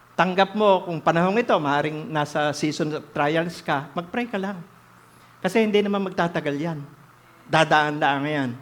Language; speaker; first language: Filipino; native; Filipino